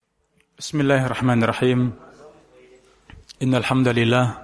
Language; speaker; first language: Arabic; non-native, fluent; Indonesian